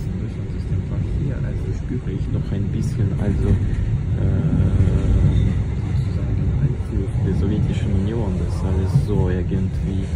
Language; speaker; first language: German; non-native, learner; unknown